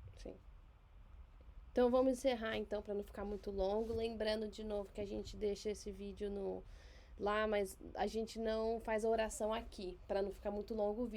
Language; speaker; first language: Portuguese; native; Portuguese